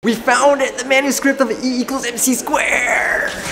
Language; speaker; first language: English; early bilingual, other home language; Chinese